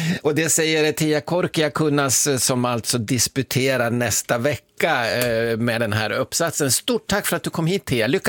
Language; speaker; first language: Swedish; native; Swedish